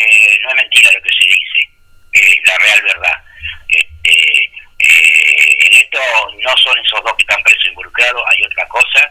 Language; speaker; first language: Spanish; native; Spanish